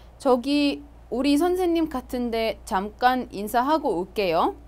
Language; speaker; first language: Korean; non-native, fluent; Arabic